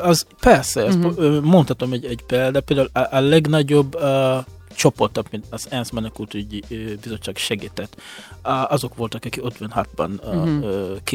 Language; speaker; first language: Hungarian; non-native, fluent; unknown